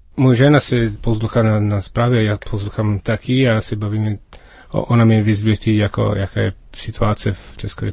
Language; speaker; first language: Czech; non-native, learner; Italian